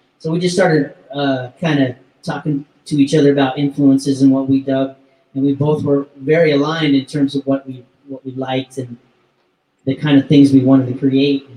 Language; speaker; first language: English; native; English